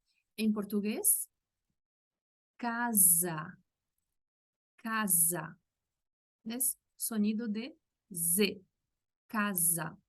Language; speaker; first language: Spanish; non-native, local second language; Portuguese